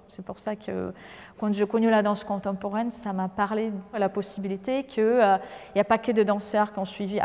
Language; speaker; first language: French; non-native, fluent; Portuguese